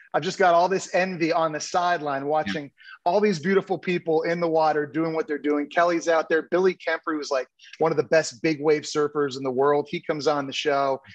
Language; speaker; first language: English; native; English